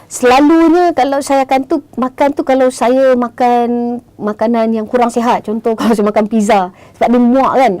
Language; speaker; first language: Malay; native; Malay